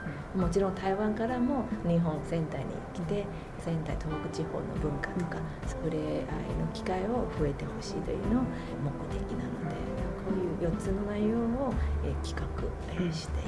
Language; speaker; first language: Japanese; non-native, fluent; Chinese